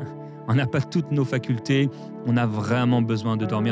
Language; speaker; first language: French; native; French